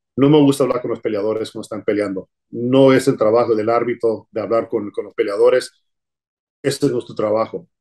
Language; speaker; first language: Spanish; early bilingual, heritage; Spanish